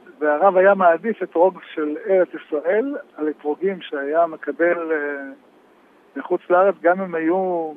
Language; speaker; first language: Hebrew; native; Hebrew